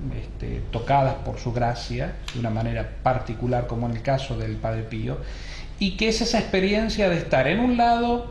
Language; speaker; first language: Spanish; native; Spanish